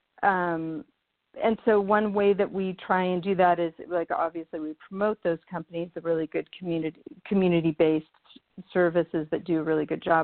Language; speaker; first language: English; native; English